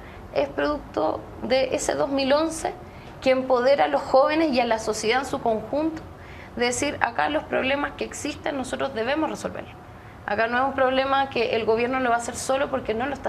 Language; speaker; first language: Spanish; native; Spanish